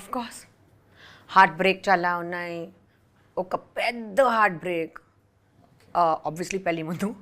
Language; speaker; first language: Telugu; non-native, local second language; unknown